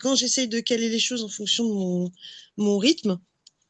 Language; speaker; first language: French; native; French